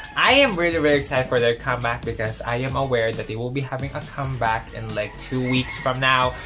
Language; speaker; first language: English; non-native, local second language; Filipino